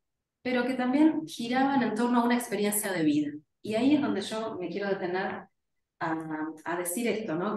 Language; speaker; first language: Spanish; native; Spanish